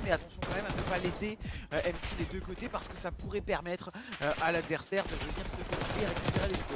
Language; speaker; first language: French; native; French